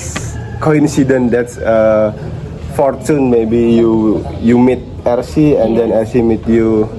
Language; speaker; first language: English; non-native, learner; Indonesian